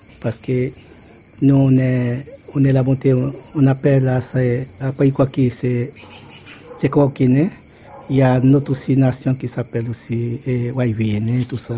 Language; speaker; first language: French; non-native, local second language; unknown